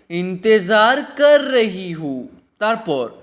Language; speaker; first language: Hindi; non-native, local second language; Bangla